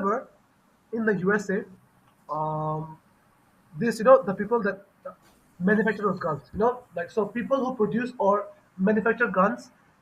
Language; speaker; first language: English; non-native, fluent; Bangla